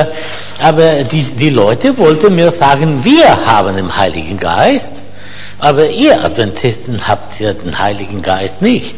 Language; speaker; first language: German; non-native, fluent; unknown